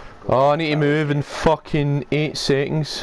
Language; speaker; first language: English; native; English